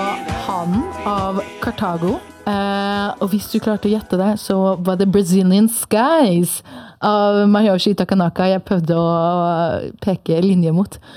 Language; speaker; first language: Norwegian; early bilingual, other home language; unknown